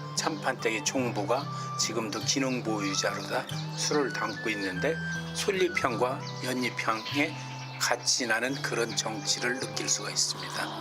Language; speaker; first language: Korean; native; Korean